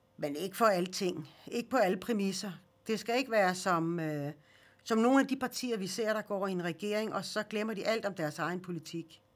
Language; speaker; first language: Danish; early bilingual, other home language; Swedish